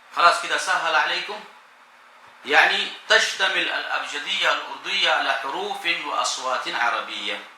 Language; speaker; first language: Arabic; non-native, fluent; Urdu